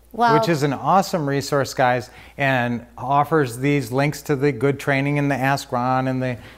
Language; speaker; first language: English; native; English